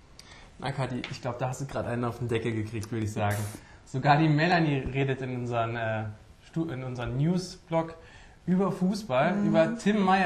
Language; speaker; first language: German; native; German